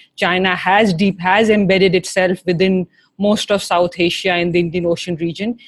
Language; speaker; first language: English; non-native, local second language; Hindi